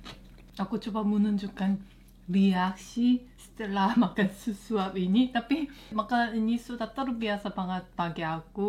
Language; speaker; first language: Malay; non-native, fluent; Korean